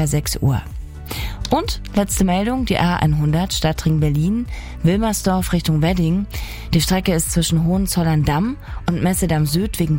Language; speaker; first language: German; native; German